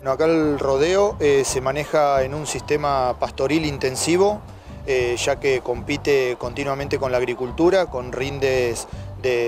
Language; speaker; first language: Spanish; native; Spanish